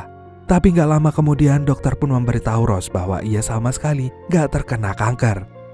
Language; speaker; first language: Indonesian; native; Indonesian